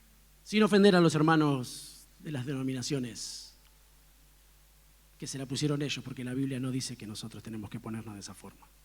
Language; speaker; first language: Spanish; native; Spanish